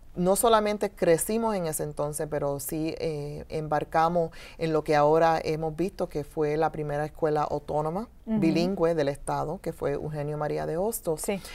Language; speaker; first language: Spanish; early bilingual, heritage; Spanish